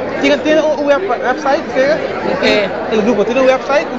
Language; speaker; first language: Spanish; non-native, fluent; Papiamento